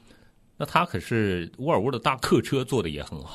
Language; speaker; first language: Chinese; native; Chinese